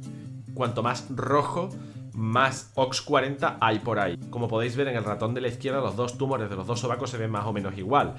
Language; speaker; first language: Spanish; native; Spanish